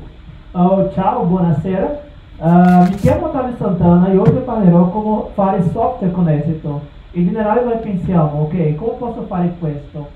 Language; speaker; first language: Italian; non-native, learner; Portuguese